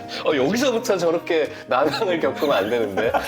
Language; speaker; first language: Korean; native; Korean